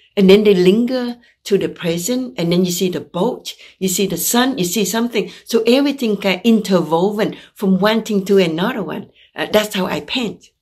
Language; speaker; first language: English; non-native, fluent; Vietnamese